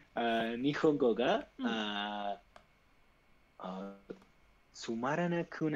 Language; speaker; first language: Japanese; non-native, learner; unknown